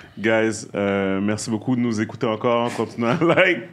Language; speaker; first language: French; native; French